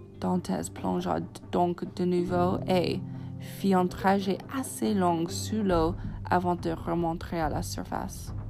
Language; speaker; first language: French; non-native, fluent; English